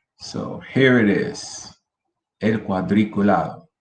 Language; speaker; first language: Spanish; non-native, fluent; English